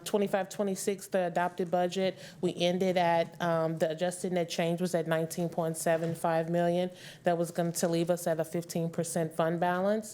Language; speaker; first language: English; native; English